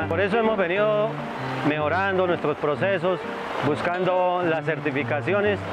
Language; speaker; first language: Spanish; native; Spanish